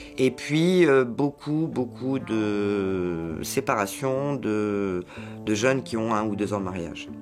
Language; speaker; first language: French; native; French